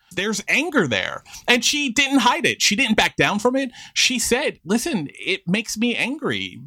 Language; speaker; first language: English; native; English